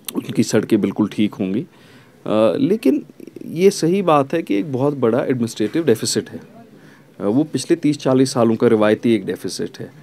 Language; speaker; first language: Hindi; non-native, local second language; Kashmiri